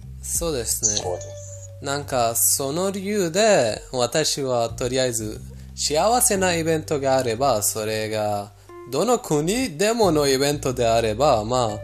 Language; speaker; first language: Japanese; non-native, fluent; Persian